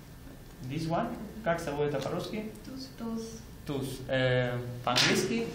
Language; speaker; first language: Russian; non-native, learner; Spanish